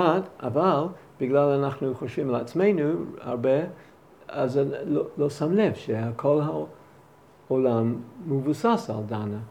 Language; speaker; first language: Hebrew; non-native, fluent; English